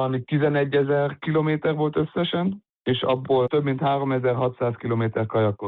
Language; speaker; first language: Hungarian; early bilingual, heritage; Hungarian